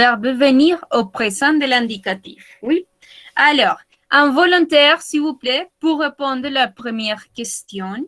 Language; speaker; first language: French; non-native, learner; Spanish